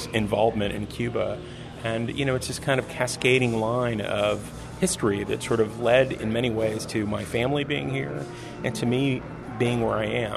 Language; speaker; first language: English; native; English